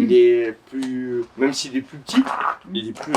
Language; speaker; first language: French; native; French